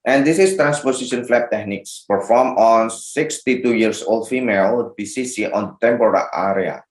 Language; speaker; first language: English; non-native, fluent; Indonesian